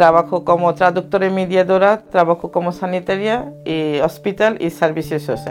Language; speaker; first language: Spanish; non-native, learner; Bangla